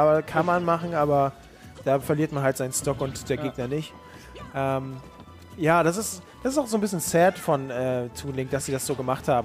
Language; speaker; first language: German; native; German